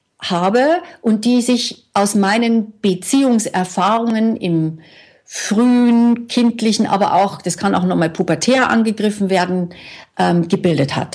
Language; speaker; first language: German; native; German